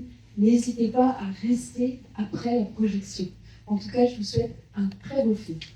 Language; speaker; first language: French; native; French